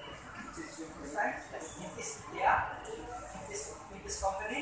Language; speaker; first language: English; non-native, learner; Indonesian